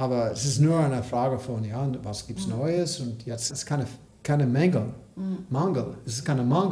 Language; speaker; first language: German; non-native, learner; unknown